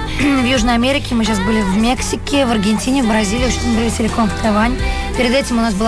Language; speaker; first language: Russian; native; Russian